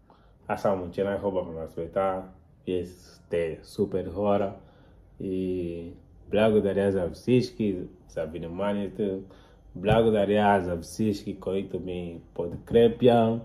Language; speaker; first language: Bulgarian; non-native, learner; Portuguese